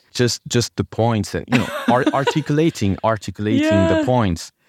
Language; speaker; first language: English; non-native, fluent; French